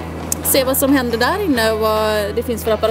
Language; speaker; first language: Swedish; native; Swedish